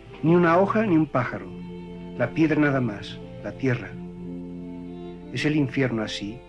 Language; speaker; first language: Spanish; native; Spanish